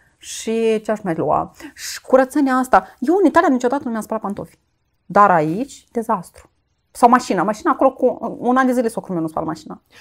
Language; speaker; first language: Romanian; native; Romanian